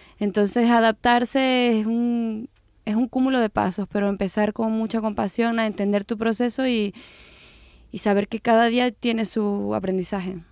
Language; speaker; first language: Spanish; native; Spanish